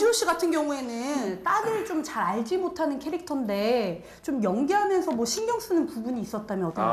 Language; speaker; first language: Korean; native; Korean